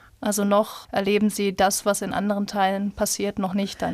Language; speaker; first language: German; native; German